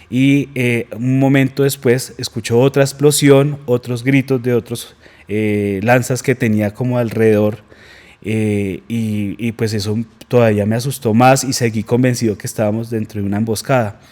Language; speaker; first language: Spanish; native; Spanish